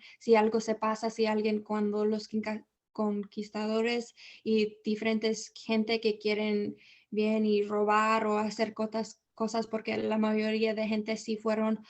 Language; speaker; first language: Spanish; early bilingual, heritage; Spanish